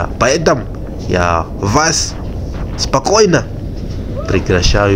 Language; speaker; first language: Russian; non-native, fluent; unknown